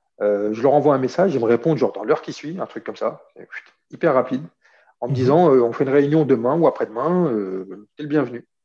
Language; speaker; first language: French; early bilingual, other home language; Arabic